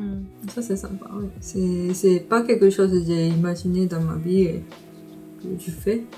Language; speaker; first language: French; non-native, fluent; Japanese